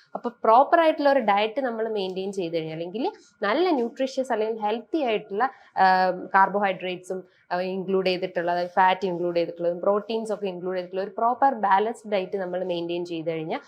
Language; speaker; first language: Malayalam; native; Malayalam